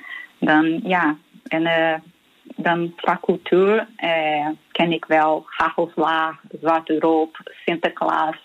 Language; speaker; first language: Dutch; non-native, fluent; Portuguese